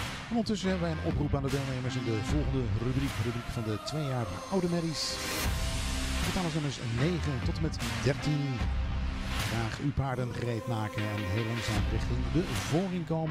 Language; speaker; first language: Dutch; native; Dutch